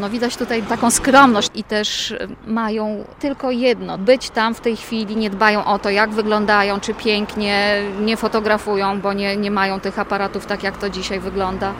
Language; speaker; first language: Polish; native; Polish